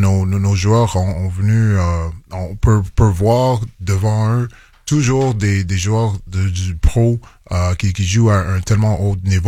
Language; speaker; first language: French; non-native, local second language; English